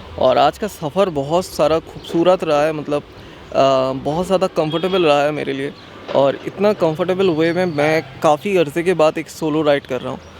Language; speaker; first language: Hindi; non-native, local second language; Bangla